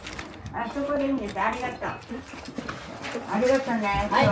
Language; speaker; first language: Japanese; native; Japanese